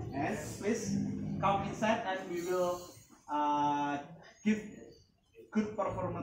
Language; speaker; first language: English; non-native, learner; Indonesian